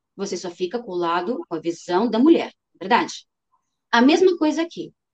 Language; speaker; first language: Portuguese; non-native, fluent; Russian